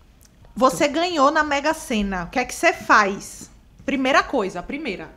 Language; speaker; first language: Portuguese; native; Portuguese